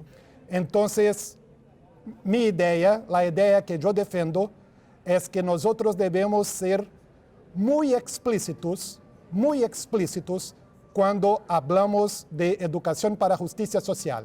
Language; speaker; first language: Spanish; non-native, fluent; Portuguese